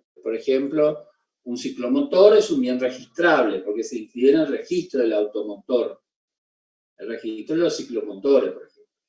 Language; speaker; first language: Spanish; native; Spanish